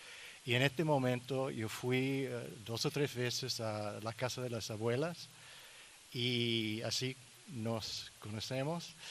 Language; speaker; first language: Spanish; non-native, learner; English